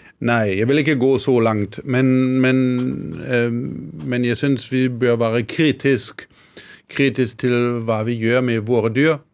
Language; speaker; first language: Norwegian; non-native, fluent; German